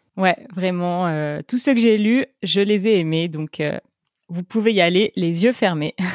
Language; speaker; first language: French; native; French